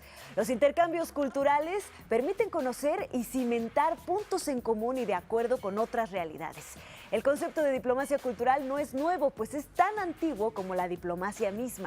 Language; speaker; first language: Spanish; native; Spanish